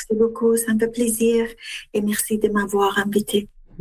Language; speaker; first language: French; non-native, learner; Persian